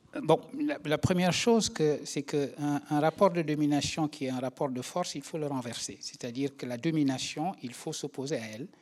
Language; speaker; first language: French; non-native, local second language; Wolof